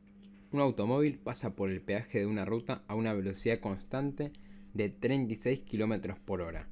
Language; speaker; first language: Spanish; native; Spanish